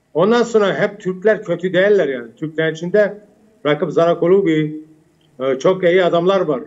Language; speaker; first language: Turkish; early bilingual, heritage; Turkish